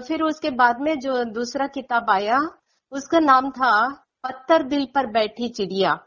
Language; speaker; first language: Hindi; non-native, local second language; Konkani